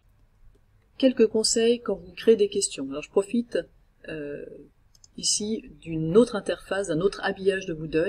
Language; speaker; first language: French; native; French